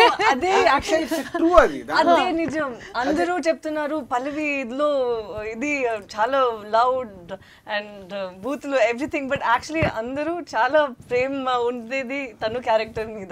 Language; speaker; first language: Telugu; non-native, local second language; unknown